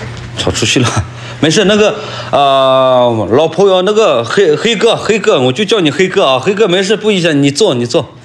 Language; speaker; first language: Chinese; native; Chinese